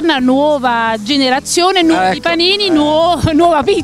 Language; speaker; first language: Italian; native; Italian